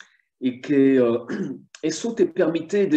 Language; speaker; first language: Spanish; non-native, fluent; French